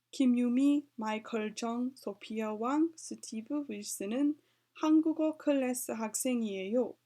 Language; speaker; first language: Korean; non-native, learner; English